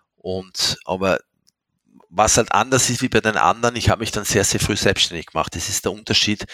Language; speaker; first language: German; non-native, fluent; French